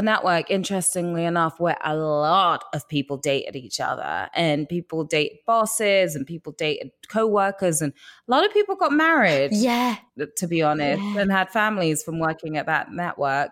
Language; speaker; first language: English; native; English